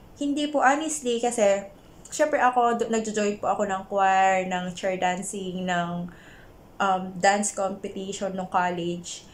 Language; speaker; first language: Filipino; non-native, local second language; Iloko